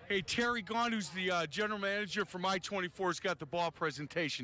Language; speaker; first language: English; native; English